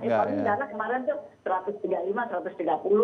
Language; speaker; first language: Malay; non-native, local second language; Sundanese